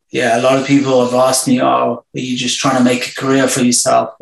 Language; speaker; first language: English; native; English